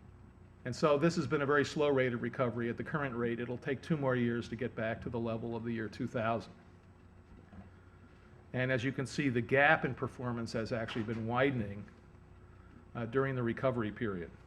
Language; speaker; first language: English; native; English